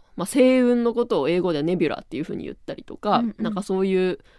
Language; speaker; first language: Japanese; native; Japanese